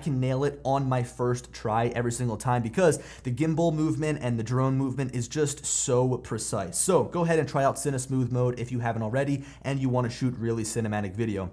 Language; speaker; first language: English; native; English